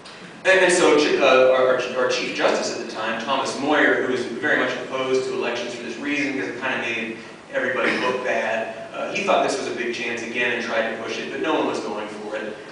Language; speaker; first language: English; native; English